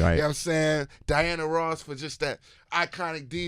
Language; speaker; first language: English; native; English